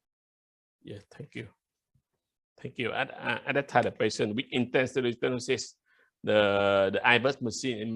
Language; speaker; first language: English; non-native, learner; Vietnamese